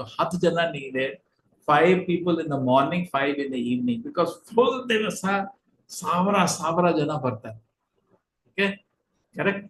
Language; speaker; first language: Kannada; non-native, learner; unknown